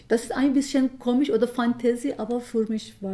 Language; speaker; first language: German; non-native, learner; Persian